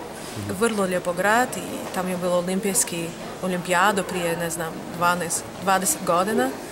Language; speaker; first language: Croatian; non-native, learner; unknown